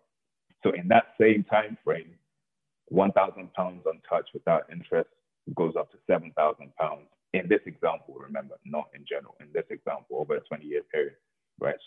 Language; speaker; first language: English; non-native, local second language; Yoruba